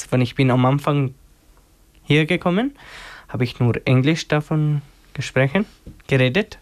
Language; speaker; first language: German; non-native, learner; Albanian